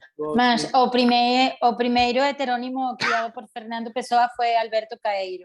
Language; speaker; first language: Portuguese; non-native, learner; Spanish